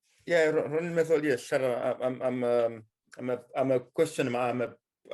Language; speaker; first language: Welsh; non-native, fluent; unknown